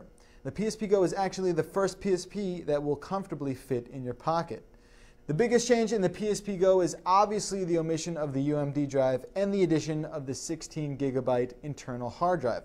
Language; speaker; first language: English; native; English